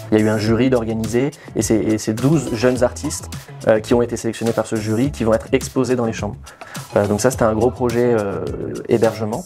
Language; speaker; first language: French; native; French